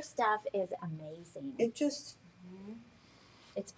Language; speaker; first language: English; native; English